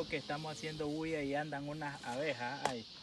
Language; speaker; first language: Spanish; native; Spanish